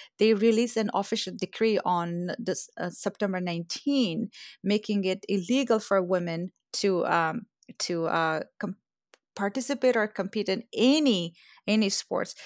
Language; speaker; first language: English; non-native, fluent; Persian